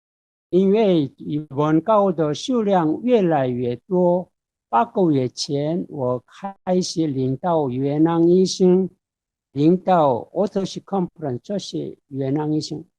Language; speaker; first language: Chinese; non-native, fluent; Korean